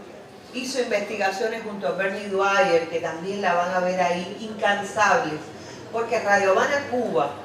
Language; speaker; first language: Spanish; native; Spanish